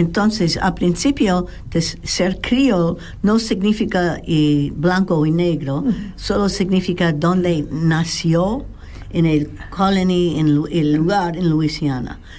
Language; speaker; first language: Spanish; non-native, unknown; English